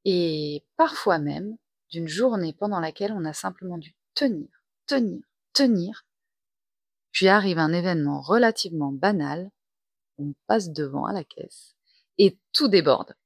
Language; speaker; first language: French; native; French